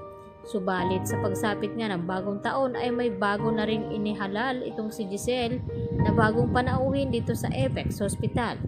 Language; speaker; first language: Filipino; native; Filipino